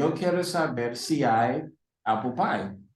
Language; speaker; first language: Spanish; non-native, learner; English